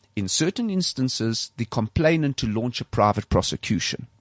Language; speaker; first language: English; native; English